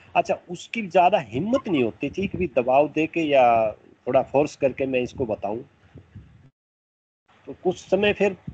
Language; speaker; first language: Hindi; native; Hindi